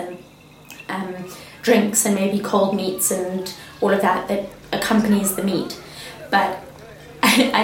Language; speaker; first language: English; native; English